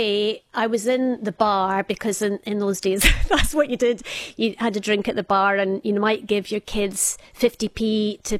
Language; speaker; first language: English; native; English